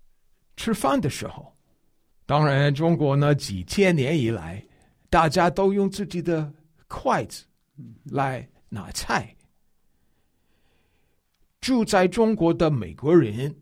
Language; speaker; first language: Chinese; non-native, fluent; English